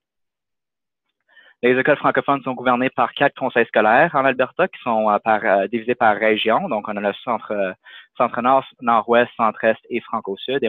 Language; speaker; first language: French; native; French